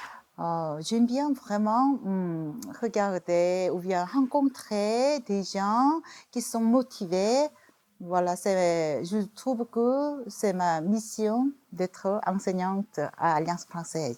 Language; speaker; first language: French; non-native, fluent; Korean